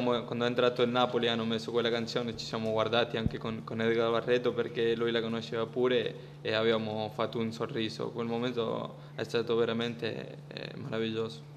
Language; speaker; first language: Italian; non-native, fluent; Spanish